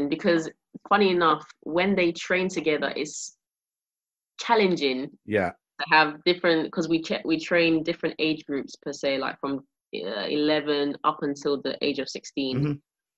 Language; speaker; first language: English; native; English